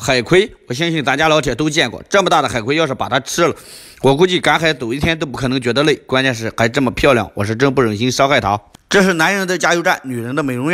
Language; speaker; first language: Chinese; native; Chinese